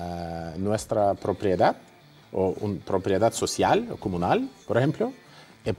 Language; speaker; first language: Spanish; non-native, fluent; Russian